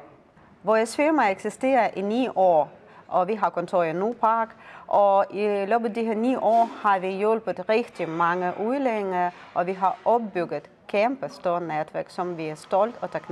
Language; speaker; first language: Danish; non-native, fluent; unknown